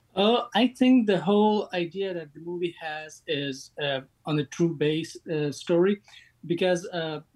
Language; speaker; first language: English; non-native, fluent; Persian